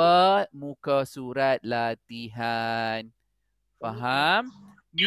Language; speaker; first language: Malay; native; Malay